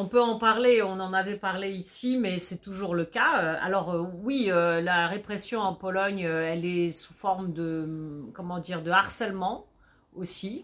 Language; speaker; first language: French; early bilingual, other home language; Polish